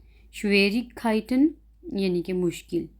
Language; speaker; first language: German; non-native, fluent; Urdu